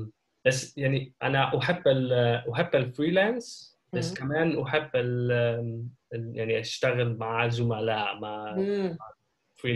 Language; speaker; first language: Arabic; non-native, learner; Dutch